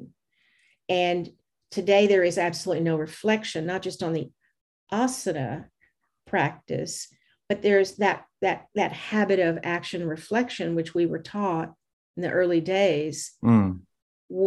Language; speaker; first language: English; native; English